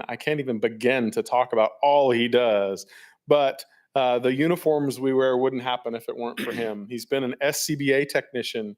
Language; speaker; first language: English; native; English